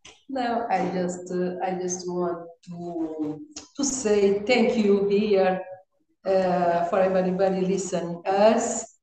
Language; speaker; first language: English; non-native, learner; Kabuverdianu